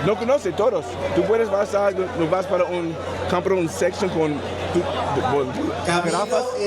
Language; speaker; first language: Spanish; non-native, learner; English